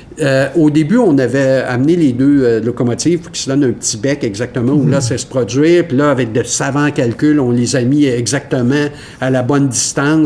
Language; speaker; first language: French; native; French